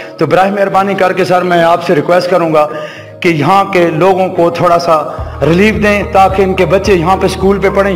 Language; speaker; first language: Urdu; non-native, local second language; Saraiki